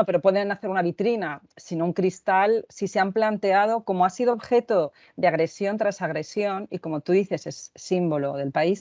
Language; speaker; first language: Spanish; native; Spanish